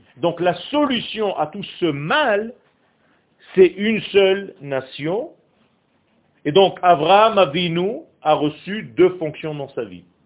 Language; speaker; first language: French; non-native, fluent; Hebrew